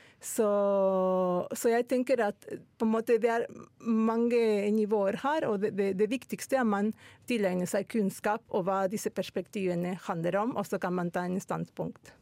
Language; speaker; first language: Norwegian; non-native, fluent; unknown